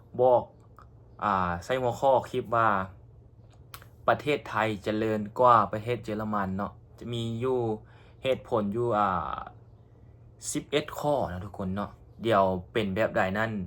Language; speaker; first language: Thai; non-native, local second language; Northeastern Thai